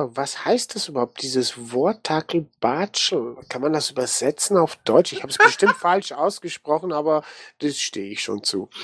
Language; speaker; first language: German; native; German